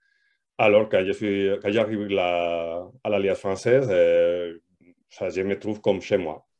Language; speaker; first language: French; non-native, learner; Spanish